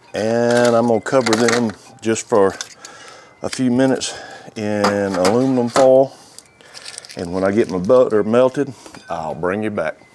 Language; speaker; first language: English; native; English